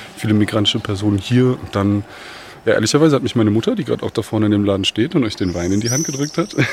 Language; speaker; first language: German; early bilingual, other home language; Bosnian